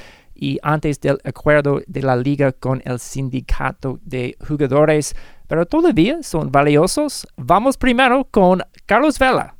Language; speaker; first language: Spanish; non-native, learner; English